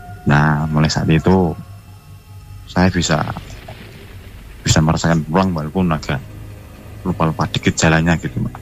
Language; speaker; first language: Indonesian; non-native, local second language; Javanese